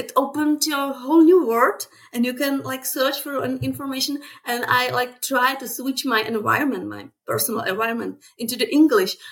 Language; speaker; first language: English; non-native, fluent; Czech